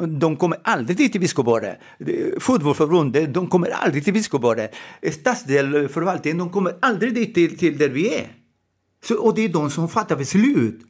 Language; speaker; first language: Swedish; non-native, fluent; Spanish